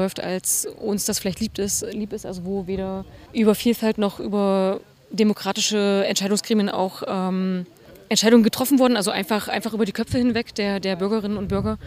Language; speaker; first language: German; native; German